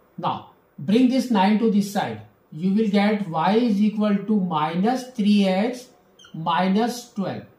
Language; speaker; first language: English; non-native, local second language; Hindi